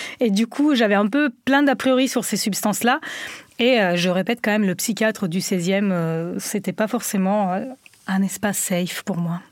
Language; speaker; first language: French; non-native, fluent; Italian